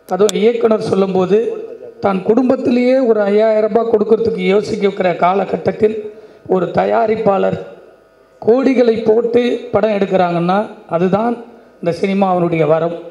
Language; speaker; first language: Tamil; native; Tamil